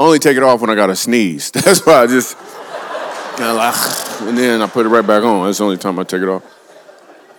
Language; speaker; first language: English; native; English